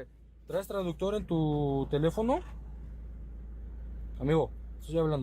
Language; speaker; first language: Spanish; native; Spanish